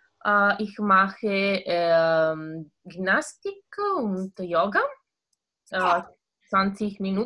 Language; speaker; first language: German; non-native, learner; Italian